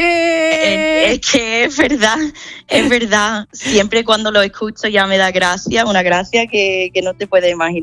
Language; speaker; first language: Spanish; non-native, fluent; English